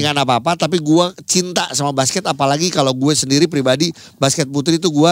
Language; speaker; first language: Indonesian; native; Indonesian